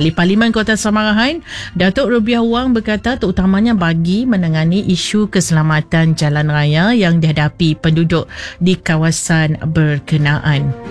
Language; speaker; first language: Malay; native; Malay